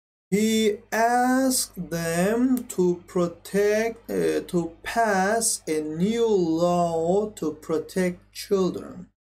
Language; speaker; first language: English; non-native, fluent; Azerbaijani